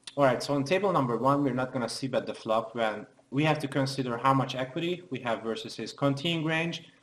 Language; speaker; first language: English; non-native, fluent; Hungarian